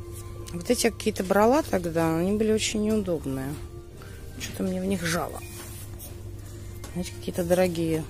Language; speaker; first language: Russian; native; Russian